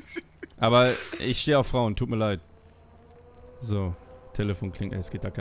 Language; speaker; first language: German; native; German